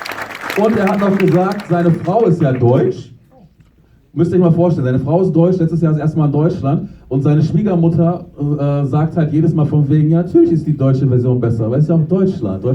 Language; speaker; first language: German; native; German